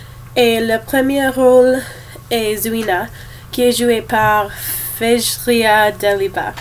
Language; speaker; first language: French; non-native, learner; English